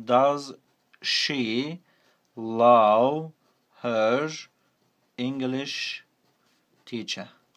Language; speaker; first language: English; non-native, fluent; Turkish